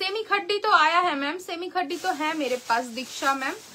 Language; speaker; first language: Hindi; non-native, local second language; Bangla